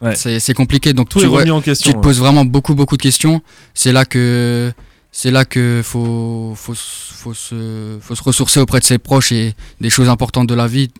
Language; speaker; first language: French; native; French